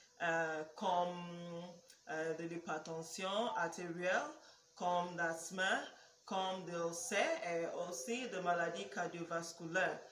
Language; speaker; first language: French; non-native, learner; English